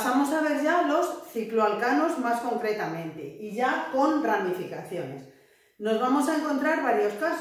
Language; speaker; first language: Spanish; native; Spanish